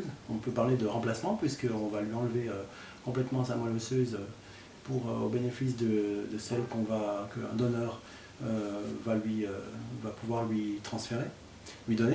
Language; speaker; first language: French; native; French